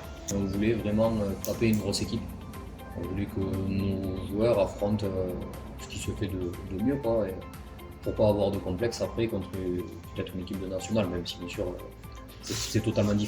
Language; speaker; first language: French; native; French